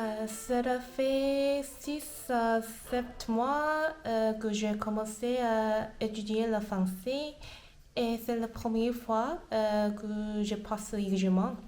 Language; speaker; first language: French; non-native, learner; Korean